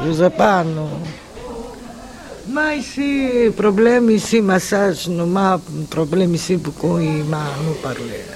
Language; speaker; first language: French; non-native, learner; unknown